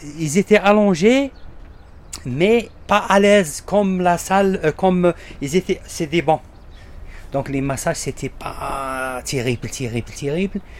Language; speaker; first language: French; non-native, local second language; Arabic